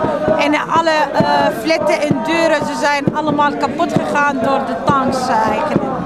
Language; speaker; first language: Dutch; non-native, fluent; Arabic